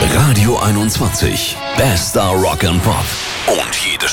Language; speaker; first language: German; native; German